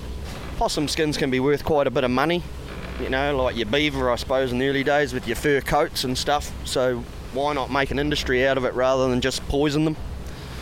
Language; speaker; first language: English; native; English